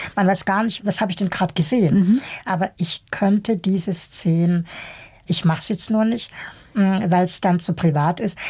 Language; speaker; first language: German; early bilingual, other home language; Bosnian